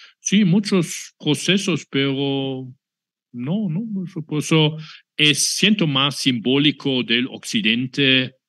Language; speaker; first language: Spanish; non-native, fluent; German